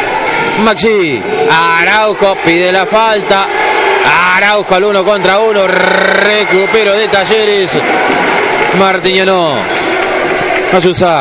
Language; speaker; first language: Spanish; native; Spanish